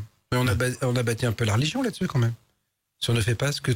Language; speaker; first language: French; native; French